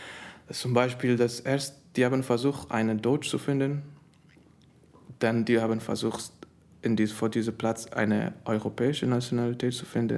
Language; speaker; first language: German; non-native, fluent; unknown